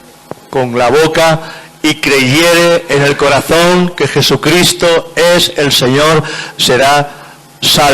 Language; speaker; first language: Spanish; native; Spanish